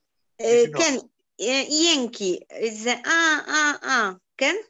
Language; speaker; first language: Hebrew; non-native, learner; Polish